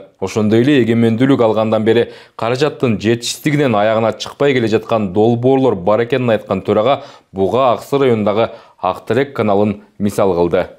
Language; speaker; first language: Kyrgyz; native; Kyrgyz